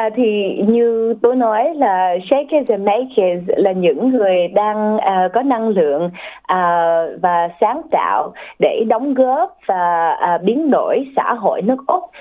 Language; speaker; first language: Vietnamese; early bilingual, heritage; Vietnamese